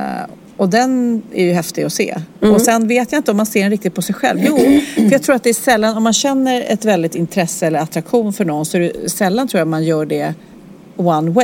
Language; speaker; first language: Swedish; native; Swedish